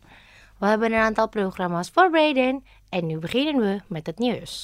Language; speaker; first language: Dutch; non-native, learner; Indonesian